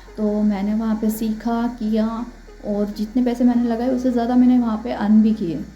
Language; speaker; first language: Hindi; non-native, local second language; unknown